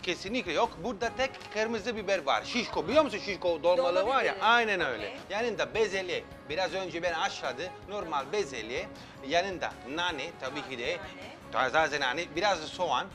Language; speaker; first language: Turkish; non-native, fluent; Italian